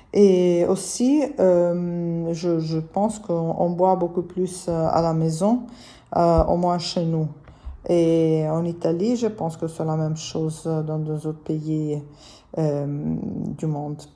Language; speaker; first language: French; non-native, fluent; Italian